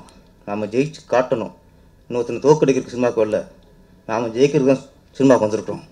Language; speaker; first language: Tamil; native; Tamil